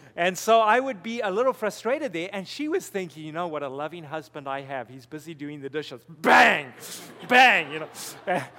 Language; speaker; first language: English; native; English